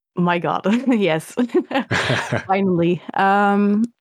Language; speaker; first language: English; early bilingual, other home language; Dutch